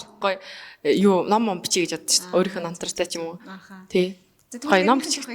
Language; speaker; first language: Mongolian; native; Mongolian